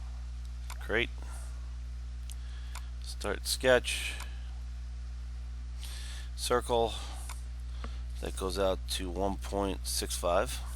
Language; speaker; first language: English; native; English